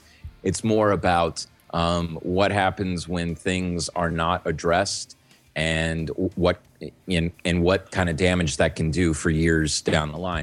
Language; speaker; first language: English; native; English